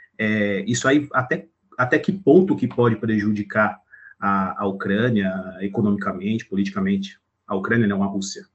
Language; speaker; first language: Portuguese; native; Portuguese